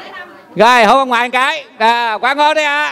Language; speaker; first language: Vietnamese; native; Vietnamese